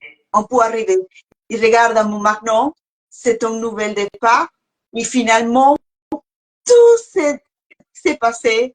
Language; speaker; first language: French; non-native, learner; Spanish